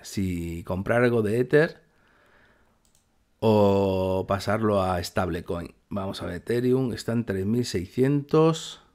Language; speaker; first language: Spanish; native; Spanish